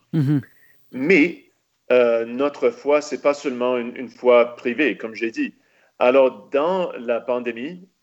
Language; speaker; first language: French; non-native, local second language; English